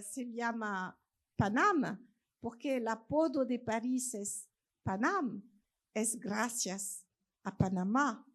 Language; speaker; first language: Spanish; non-native, fluent; French